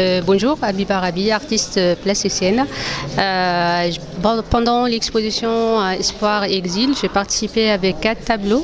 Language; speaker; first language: French; non-native, local second language; Arabic